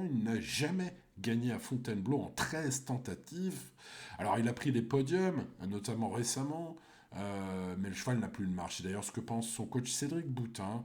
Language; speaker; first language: French; native; French